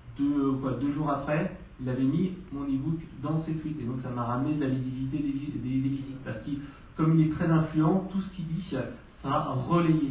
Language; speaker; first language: French; native; French